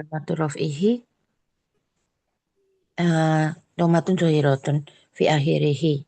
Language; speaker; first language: Arabic; non-native, learner; Indonesian